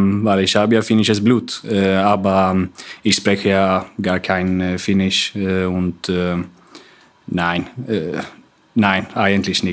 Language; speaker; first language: German; non-native, fluent; Swedish